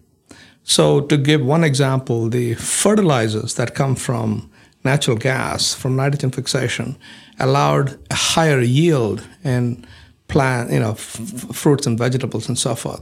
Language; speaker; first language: English; non-native, local second language; Malayalam